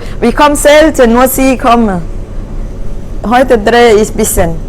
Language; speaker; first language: German; non-native, learner; Thai